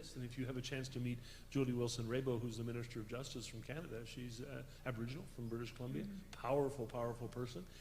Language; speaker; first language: English; native; English